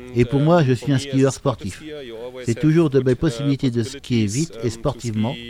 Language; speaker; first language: French; non-native, fluent; German